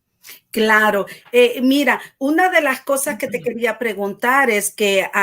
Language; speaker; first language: Spanish; native; Spanish